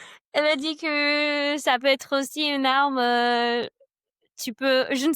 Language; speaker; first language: French; non-native, learner; English